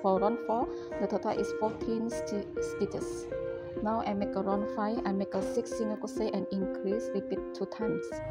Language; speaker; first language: English; non-native, learner; Indonesian